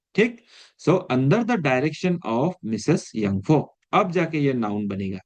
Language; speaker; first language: Hindi; non-native, local second language; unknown